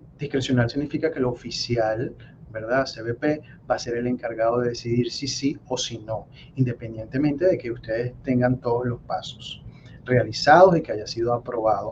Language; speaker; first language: Spanish; native; Spanish